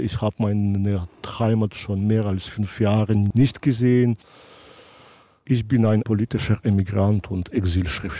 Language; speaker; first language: German; non-native, local second language; Belarusian